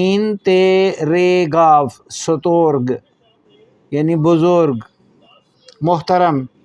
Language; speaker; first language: Persian; non-native, fluent; Urdu